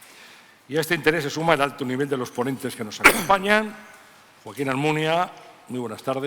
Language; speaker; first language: Spanish; native; Spanish